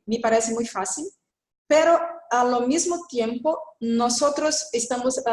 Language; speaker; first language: Spanish; non-native, fluent; Portuguese